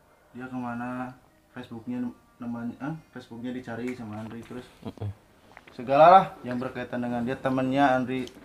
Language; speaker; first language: Indonesian; non-native, local second language; Sundanese